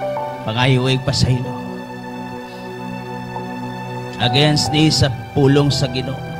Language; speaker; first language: Cebuano; native; Cebuano